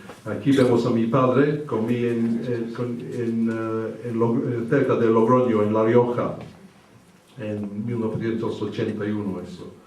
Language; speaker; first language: Spanish; early bilingual, heritage; English